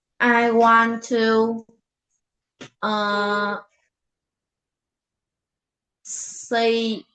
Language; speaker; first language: English; non-native, learner; Vietnamese